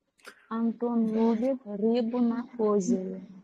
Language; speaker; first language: Russian; non-native, learner; Uzbek